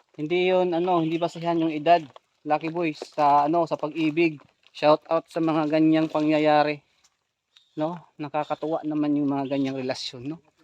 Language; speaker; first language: Filipino; non-native, local second language; Cebuano